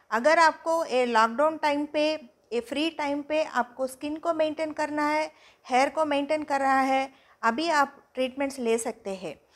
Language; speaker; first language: Hindi; non-native, local second language; Telugu